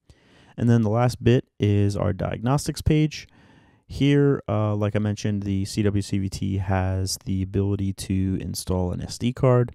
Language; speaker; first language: English; native; English